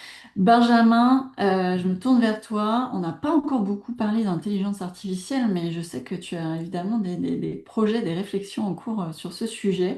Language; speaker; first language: French; native; French